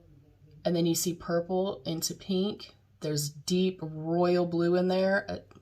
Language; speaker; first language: English; native; English